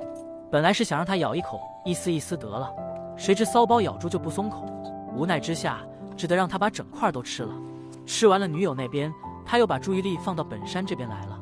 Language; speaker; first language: Chinese; native; Chinese